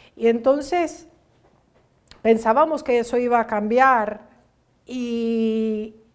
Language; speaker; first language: Spanish; early bilingual, heritage; Spanish